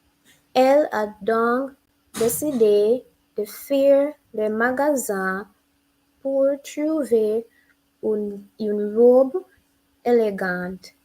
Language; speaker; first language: French; non-native, learner; English